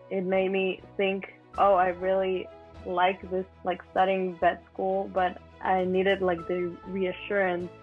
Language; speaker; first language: English; non-native, fluent; Spanish